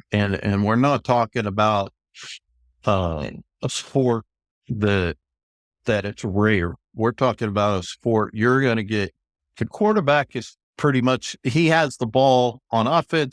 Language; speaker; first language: English; native; English